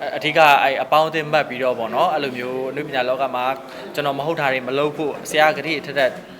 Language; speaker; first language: Burmese; native; Burmese